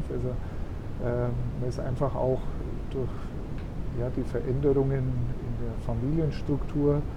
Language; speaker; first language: German; native; German